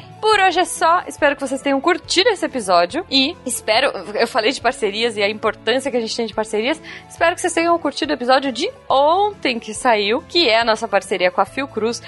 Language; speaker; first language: Portuguese; native; Portuguese